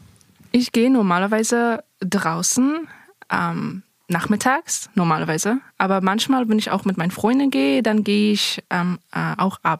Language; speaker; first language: German; non-native, fluent; Persian